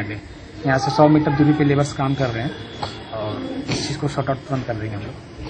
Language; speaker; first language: Hindi; native; Hindi